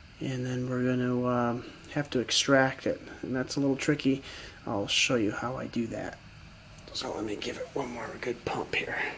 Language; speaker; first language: English; native; English